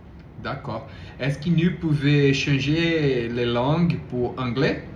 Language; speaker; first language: French; non-native, learner; Portuguese